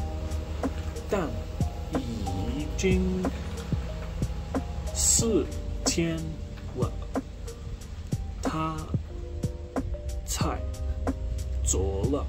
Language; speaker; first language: Chinese; non-native, learner; English